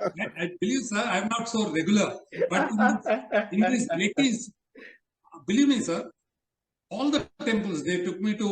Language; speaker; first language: English; non-native, local second language; Telugu